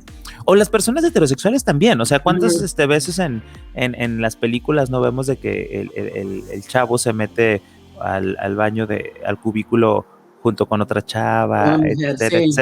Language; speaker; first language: Spanish; native; Spanish